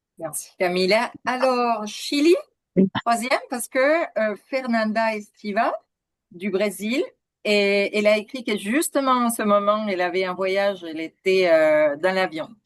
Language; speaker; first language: French; non-native, fluent; Spanish